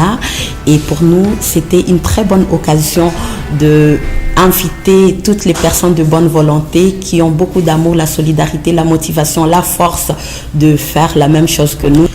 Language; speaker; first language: French; non-native, local second language; Swahili